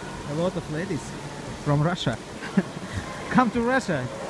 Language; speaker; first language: English; non-native, learner; Russian